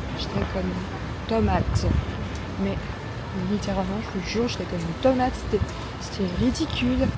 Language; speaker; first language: French; non-native, fluent; Turkish